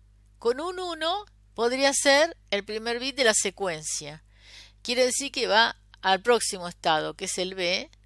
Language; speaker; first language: Spanish; native; Spanish